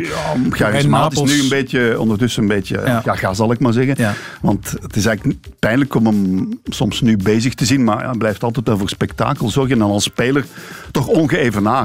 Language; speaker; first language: Dutch; native; Dutch